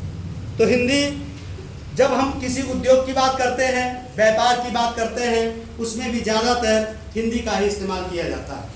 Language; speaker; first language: Hindi; native; Hindi